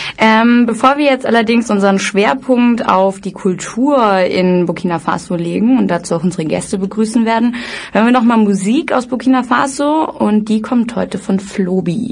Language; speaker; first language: German; native; German